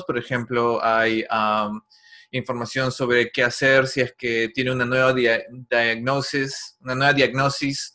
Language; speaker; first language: Spanish; non-native, fluent; English